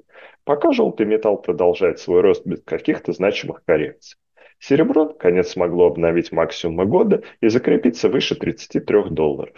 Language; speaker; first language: Russian; native; Russian